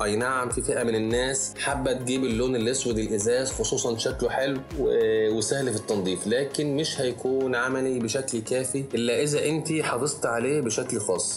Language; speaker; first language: Arabic; native; Arabic